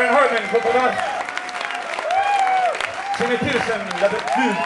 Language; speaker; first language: French; non-native, learner; English